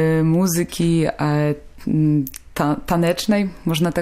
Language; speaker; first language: Polish; non-native, local second language; Belarusian